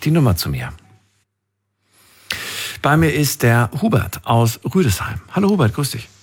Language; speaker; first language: German; native; German